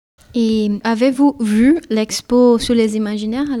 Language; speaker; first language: French; native; French